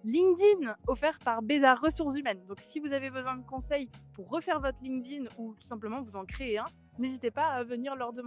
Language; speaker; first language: French; native; French